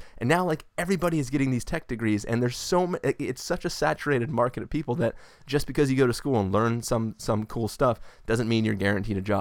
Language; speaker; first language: English; native; English